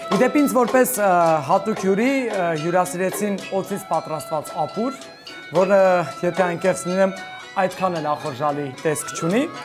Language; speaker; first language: Armenian; native; Armenian